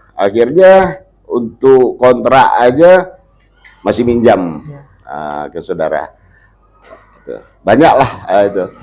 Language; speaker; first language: Indonesian; non-native, local second language; Minangkabau